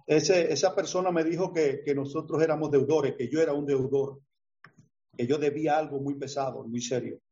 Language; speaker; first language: Spanish; native; Spanish